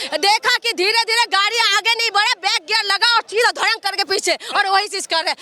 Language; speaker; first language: Hindi; non-native, local second language; Manipuri